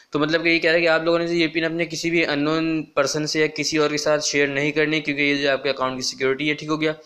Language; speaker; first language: Urdu; non-native, local second language; Punjabi